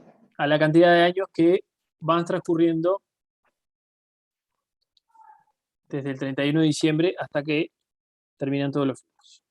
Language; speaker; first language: Spanish; native; Spanish